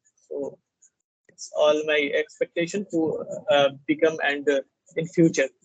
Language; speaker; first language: English; non-native, learner; Hindi